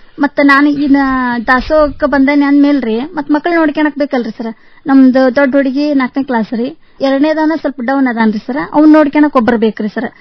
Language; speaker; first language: Kannada; native; Kannada